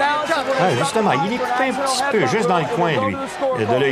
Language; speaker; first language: French; native; French